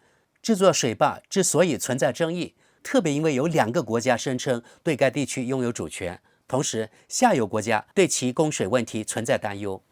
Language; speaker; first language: Chinese; native; Chinese